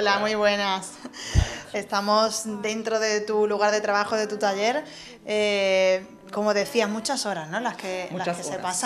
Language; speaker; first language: Spanish; native; Spanish